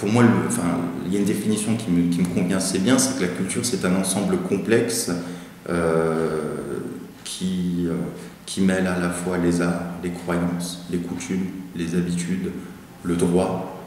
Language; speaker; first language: French; native; French